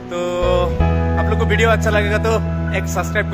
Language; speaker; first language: Hindi; non-native, local second language; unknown